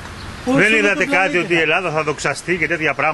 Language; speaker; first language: Greek; native; Greek